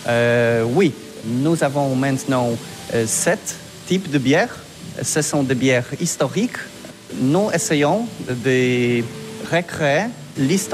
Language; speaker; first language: French; non-native, learner; Polish